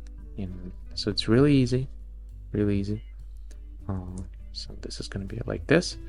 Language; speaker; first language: English; non-native, fluent; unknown